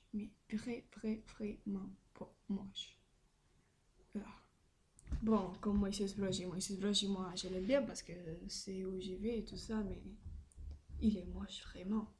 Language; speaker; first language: French; non-native, learner; Spanish